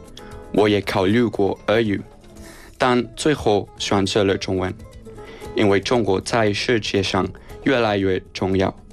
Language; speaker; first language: Chinese; non-native, fluent; Spanish